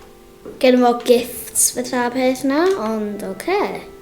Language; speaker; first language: Welsh; native; Welsh